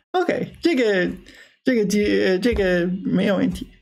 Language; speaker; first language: Chinese; non-native, learner; English